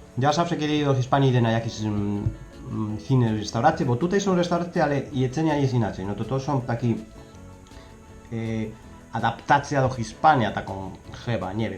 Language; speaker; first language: Polish; non-native, learner; Spanish